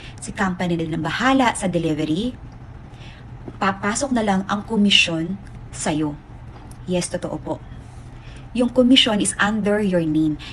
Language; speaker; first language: Filipino; native; Filipino